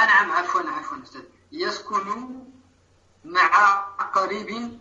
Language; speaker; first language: Arabic; non-native, learner; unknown